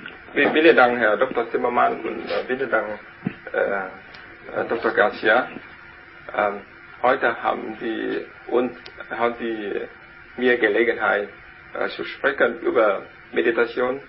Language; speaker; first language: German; non-native, learner; Vietnamese